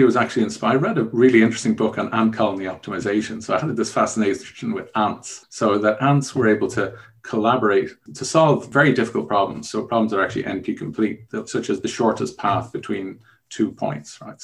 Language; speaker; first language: English; native; English